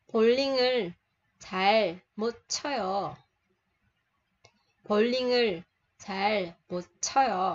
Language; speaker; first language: Korean; non-native, fluent; Vietnamese